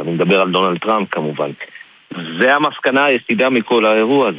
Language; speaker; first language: Hebrew; native; Hebrew